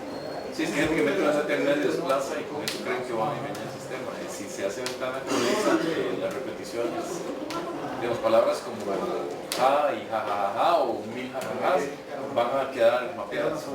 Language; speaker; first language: Spanish; native; Spanish